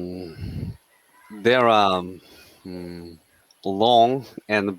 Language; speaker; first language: English; non-native, learner; Korean